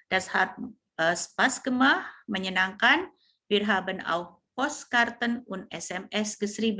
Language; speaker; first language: German; non-native, fluent; Indonesian